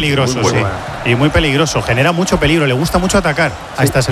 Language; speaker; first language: Spanish; native; Spanish